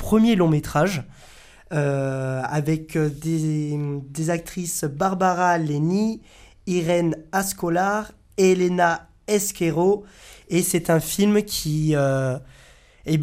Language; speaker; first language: French; native; French